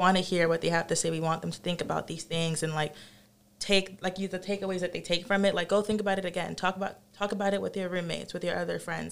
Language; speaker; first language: English; non-native, local second language; Yoruba